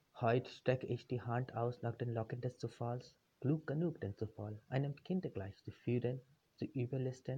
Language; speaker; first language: German; non-native, fluent; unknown